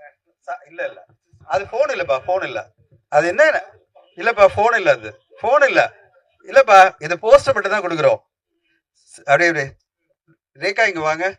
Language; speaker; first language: Tamil; native; Tamil